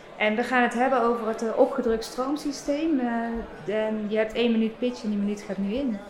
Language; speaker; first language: Dutch; native; Dutch